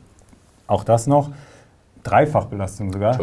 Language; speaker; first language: German; native; German